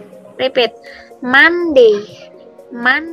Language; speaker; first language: English; non-native, learner; Indonesian